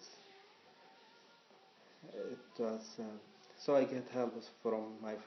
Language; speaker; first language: English; non-native, learner; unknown